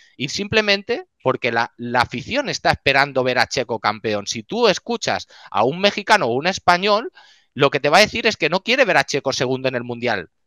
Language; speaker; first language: Spanish; native; Spanish